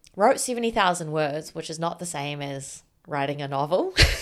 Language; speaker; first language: English; native; English